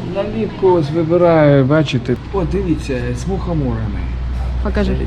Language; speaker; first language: Ukrainian; non-native, local second language; Russian